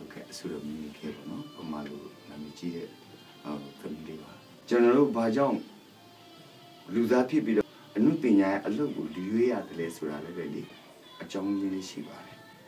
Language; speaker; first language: Burmese; non-native, local second language; Karen languages